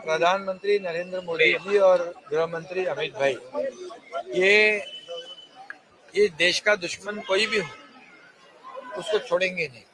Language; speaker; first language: Hindi; non-native, local second language; Marathi